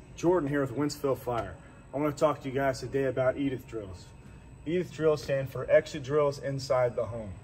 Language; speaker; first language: English; native; English